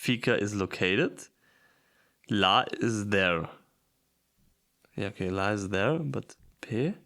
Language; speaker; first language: English; non-native, fluent; German